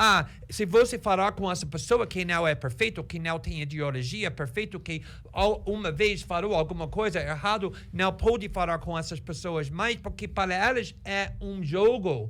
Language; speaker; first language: Portuguese; non-native, fluent; English